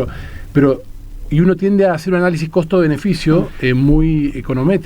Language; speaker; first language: Spanish; native; Spanish